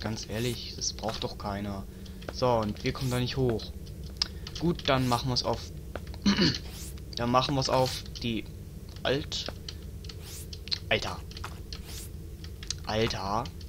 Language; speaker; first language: German; native; German